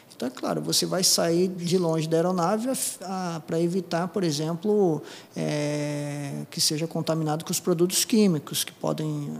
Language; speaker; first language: Portuguese; non-native, local second language; Japanese